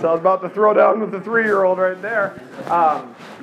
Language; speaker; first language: English; native; English